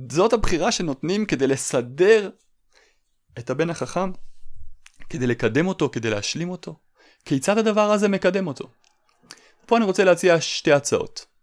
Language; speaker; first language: Hebrew; native; Hebrew